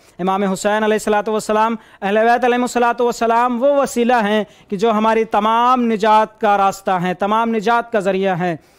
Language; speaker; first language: Urdu; native; Urdu